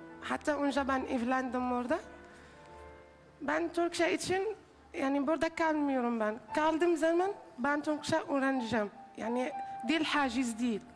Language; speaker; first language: Turkish; non-native, learner; Arabic